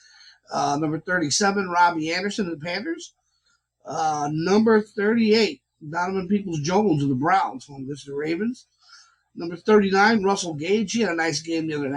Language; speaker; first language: English; native; English